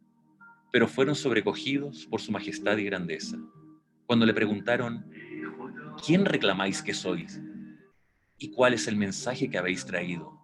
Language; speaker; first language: Spanish; native; Spanish